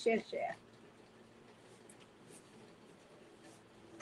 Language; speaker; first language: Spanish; non-native, fluent; English